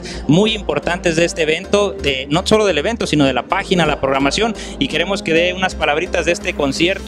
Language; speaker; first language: Spanish; native; Spanish